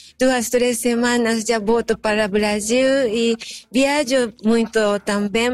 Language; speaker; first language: Portuguese; non-native, learner; Japanese